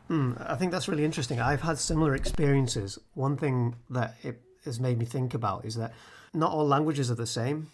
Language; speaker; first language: English; native; English